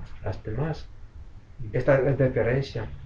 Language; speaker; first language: Spanish; non-native, fluent; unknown